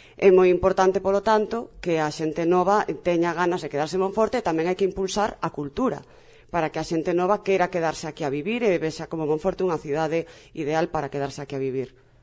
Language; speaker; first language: Galician; non-native, local second language; Spanish